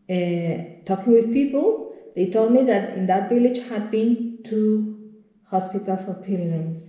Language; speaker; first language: English; non-native, fluent; Spanish